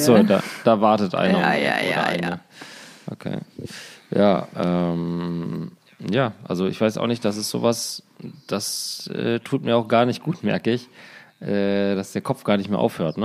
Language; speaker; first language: German; native; German